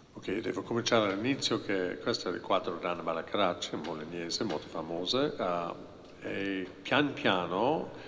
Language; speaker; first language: Italian; non-native, fluent; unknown